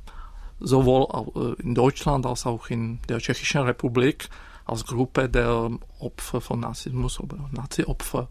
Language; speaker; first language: German; non-native, fluent; Czech